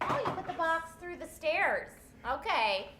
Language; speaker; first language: English; native; English